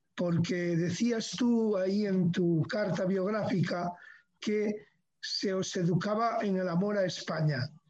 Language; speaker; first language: Spanish; native; Spanish